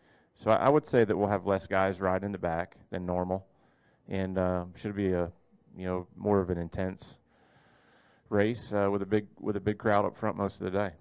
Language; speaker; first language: English; native; English